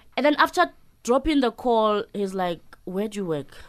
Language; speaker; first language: English; non-native, local second language; Southern Sotho